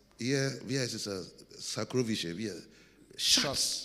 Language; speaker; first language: German; non-native, learner; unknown